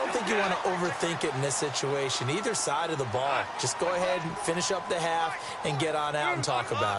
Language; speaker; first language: English; native; English